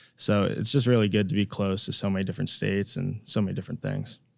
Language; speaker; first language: English; native; English